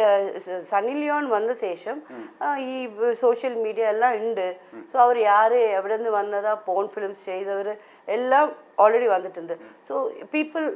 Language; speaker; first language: Malayalam; non-native, local second language; Tamil